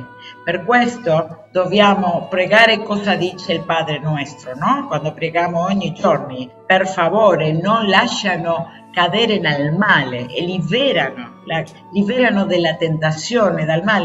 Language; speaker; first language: Italian; non-native, learner; Spanish